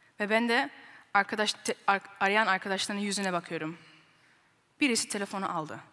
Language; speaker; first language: Turkish; early bilingual, heritage; Turkish